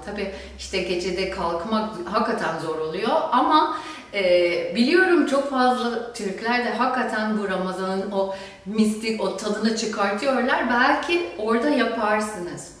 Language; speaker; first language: Turkish; non-native, fluent; German